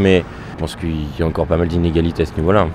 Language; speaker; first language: French; native; French